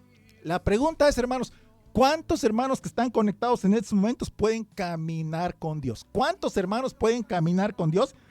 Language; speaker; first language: Spanish; native; Spanish